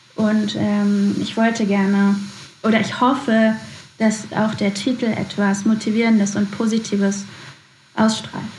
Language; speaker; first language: German; native; German